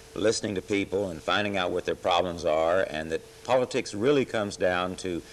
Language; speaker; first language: English; native; English